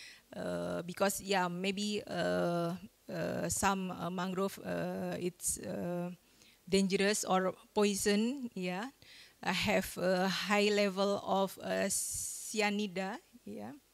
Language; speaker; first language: English; non-native, fluent; Indonesian